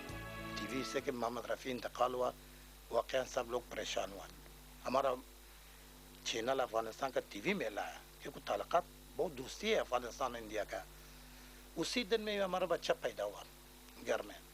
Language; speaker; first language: Hindi; non-native, learner; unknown